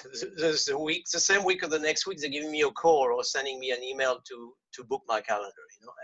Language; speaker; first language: English; non-native, fluent; French